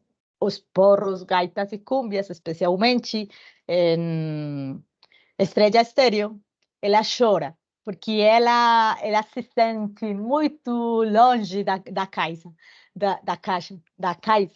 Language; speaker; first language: Portuguese; non-native, learner; Spanish